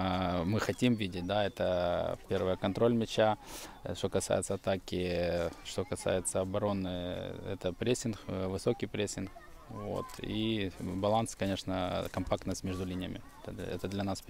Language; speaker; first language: Russian; native; Russian